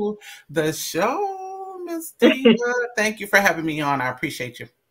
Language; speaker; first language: English; native; English